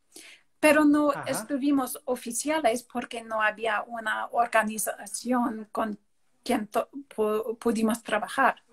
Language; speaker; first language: Spanish; non-native, fluent; English